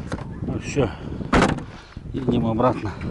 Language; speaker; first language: Russian; non-native, local second language; Yakut